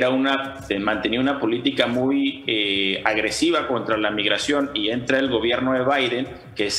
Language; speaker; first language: Spanish; native; Spanish